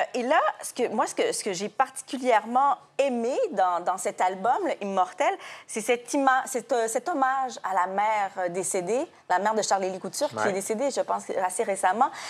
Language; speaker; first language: French; native; French